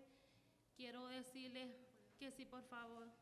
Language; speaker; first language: Spanish; native; Spanish